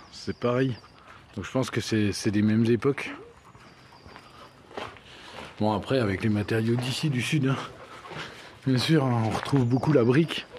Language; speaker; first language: French; native; French